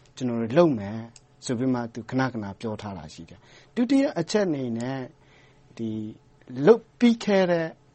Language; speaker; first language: Burmese; non-native, local second language; Hakha Chin